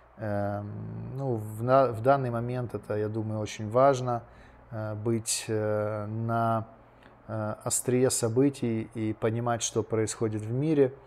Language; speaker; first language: Russian; native; Russian